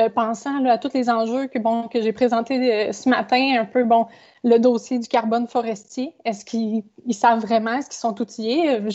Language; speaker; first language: French; native; French